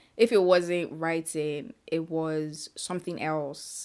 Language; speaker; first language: English; non-native, local second language; Yoruba